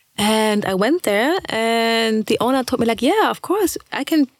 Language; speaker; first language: English; early bilingual, other home language; German